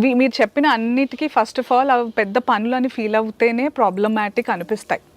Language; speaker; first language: Telugu; native; Telugu